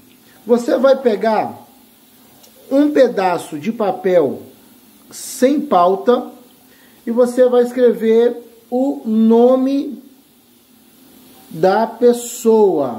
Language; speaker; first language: Portuguese; native; Portuguese